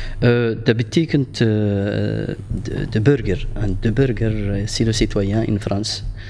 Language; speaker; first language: Dutch; non-native, fluent; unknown